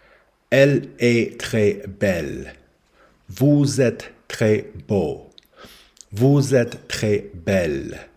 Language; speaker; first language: French; non-native, learner; English